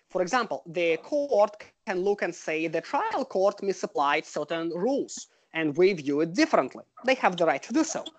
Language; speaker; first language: English; non-native, fluent; Russian